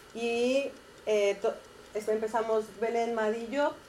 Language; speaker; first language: Spanish; native; Spanish